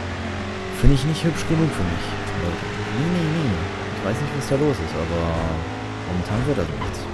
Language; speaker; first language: German; native; German